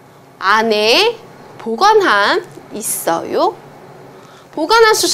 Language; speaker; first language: Korean; non-native, fluent; Chinese